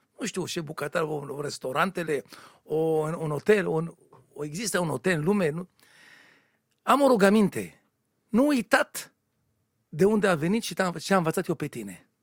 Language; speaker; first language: Romanian; non-native, learner; Hebrew